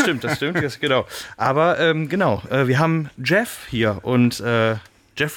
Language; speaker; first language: German; native; German